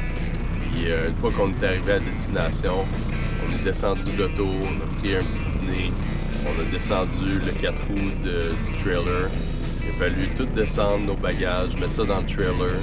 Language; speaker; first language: French; native; French